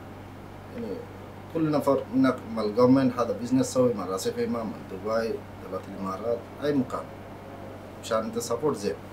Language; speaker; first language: Arabic; non-native, learner; Bangla